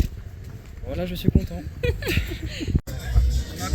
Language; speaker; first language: French; native; French